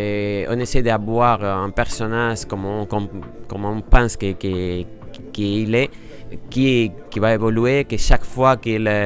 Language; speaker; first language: French; non-native, fluent; Spanish